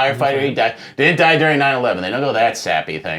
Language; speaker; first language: English; native; English